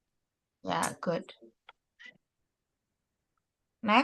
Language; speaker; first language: English; non-native, fluent; Indonesian